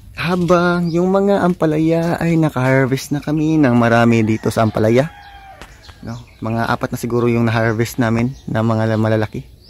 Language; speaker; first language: Filipino; non-native, local second language; Cebuano